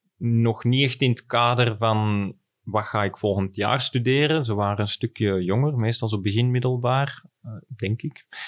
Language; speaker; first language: Dutch; native; Dutch